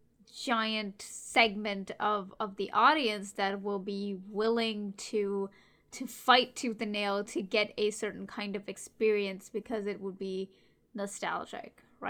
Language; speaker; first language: English; native; English